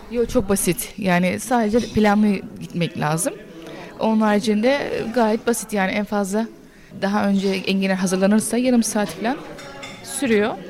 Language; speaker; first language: Turkish; early bilingual, heritage; Turkish